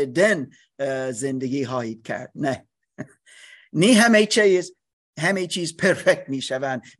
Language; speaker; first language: Persian; non-native, learner; English